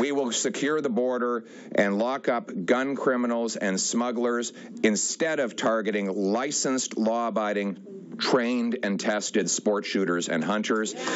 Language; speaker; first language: English; native; English